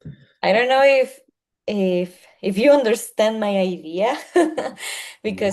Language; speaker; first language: English; non-native, learner; Spanish